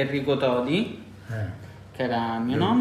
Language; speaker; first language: Italian; native; Italian